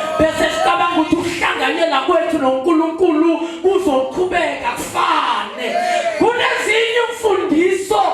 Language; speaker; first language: Zulu; non-native, local second language; Swati